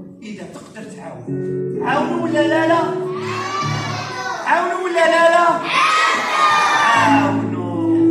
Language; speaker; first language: Arabic; native; Arabic